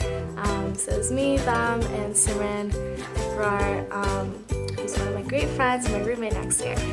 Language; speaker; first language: English; native; English